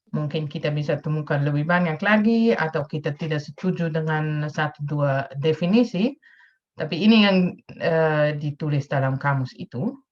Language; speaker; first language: Indonesian; non-native, fluent; Dutch